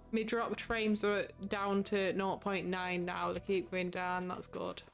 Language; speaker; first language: English; native; English